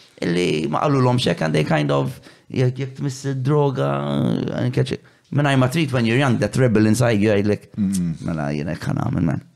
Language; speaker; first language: English; non-native, local second language; Maltese